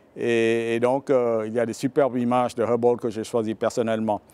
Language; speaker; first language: French; early bilingual, other home language; Vietnamese